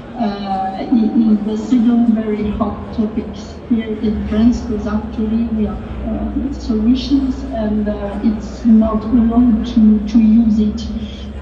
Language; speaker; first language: English; non-native, learner; French